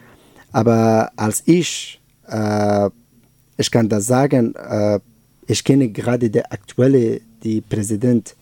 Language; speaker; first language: German; non-native, learner; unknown